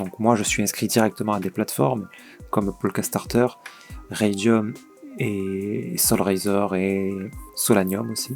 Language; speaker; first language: French; native; French